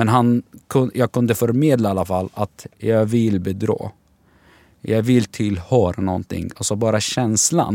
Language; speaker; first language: Swedish; non-native, fluent; Arabic